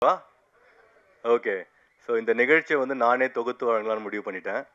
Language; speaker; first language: Tamil; native; Tamil